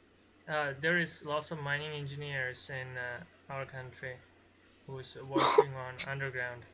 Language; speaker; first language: English; non-native, learner; Bangla